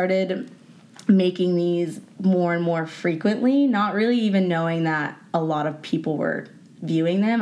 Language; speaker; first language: English; native; English